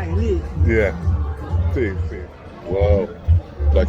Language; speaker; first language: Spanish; non-native, learner; English